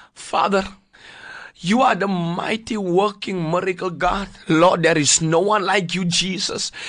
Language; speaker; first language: English; non-native, local second language; Afrikaans